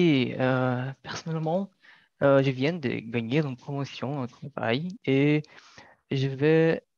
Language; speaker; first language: French; non-native, learner; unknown